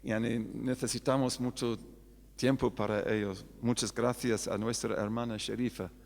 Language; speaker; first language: Spanish; non-native, fluent; English